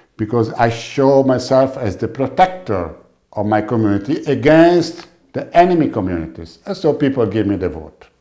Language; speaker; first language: English; non-native, fluent; Italian